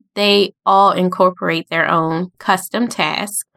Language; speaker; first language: English; native; English